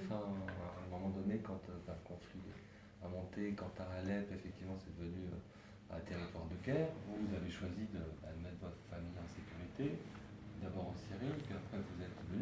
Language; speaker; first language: French; native; French